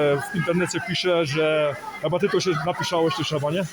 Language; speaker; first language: Polish; early bilingual, heritage; Polish